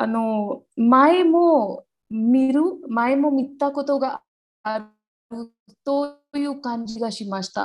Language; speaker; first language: Japanese; non-native, learner; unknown